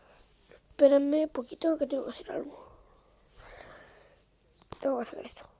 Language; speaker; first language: Spanish; native; Spanish